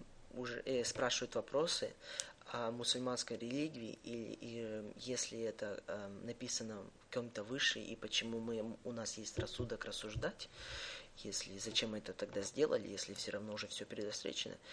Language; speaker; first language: Russian; early bilingual, heritage; Russian